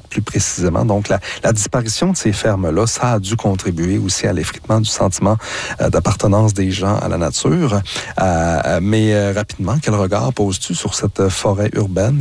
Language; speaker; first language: French; native; French